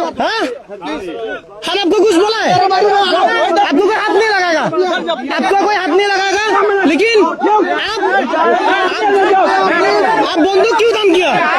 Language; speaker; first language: Hindi; non-native, learner; Bangla